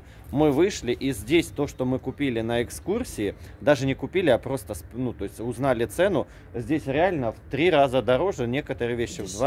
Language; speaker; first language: Russian; native; Russian